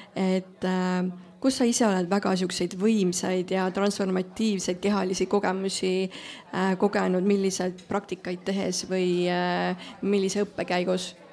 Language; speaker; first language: Estonian; native; Estonian